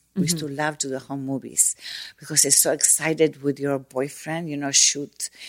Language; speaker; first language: English; non-native, learner; Spanish